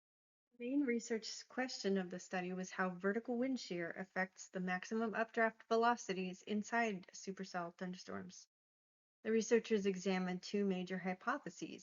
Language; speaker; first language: English; native; English